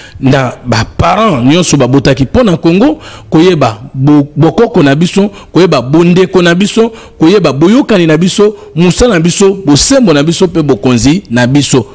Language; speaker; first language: Lingala; non-native, local second language; Kongo